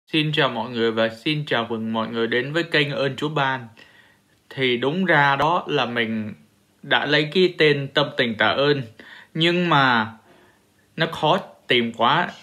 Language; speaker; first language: Vietnamese; early bilingual, heritage; Vietnamese